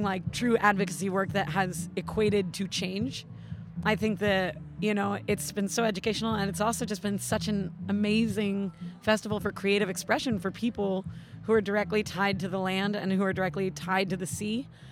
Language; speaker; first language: English; native; English